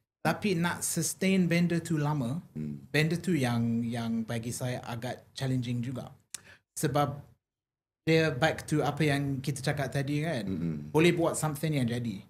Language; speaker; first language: Malay; non-native, fluent; English